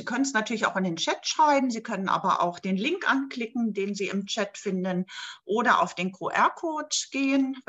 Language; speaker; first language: German; native; German